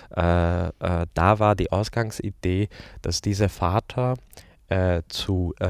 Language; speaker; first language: German; non-native, fluent; Hungarian